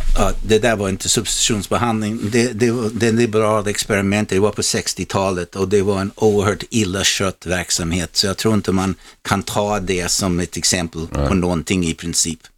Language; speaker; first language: Swedish; non-native, fluent; English